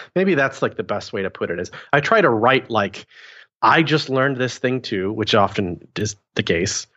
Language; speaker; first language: English; native; English